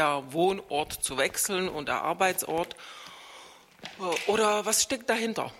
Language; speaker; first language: German; non-native, fluent; Czech